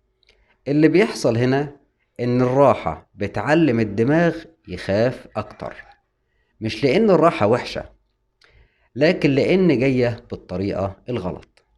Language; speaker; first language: Arabic; native; Arabic